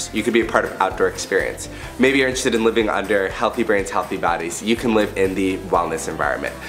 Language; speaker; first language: English; native; English